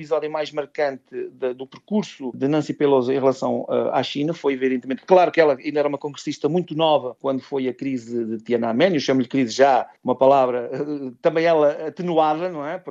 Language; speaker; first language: Portuguese; native; Portuguese